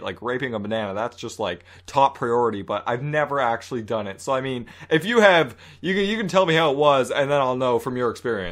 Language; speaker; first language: English; native; English